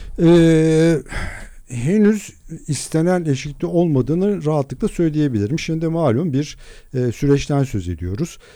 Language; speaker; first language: Turkish; non-native, local second language; Adyghe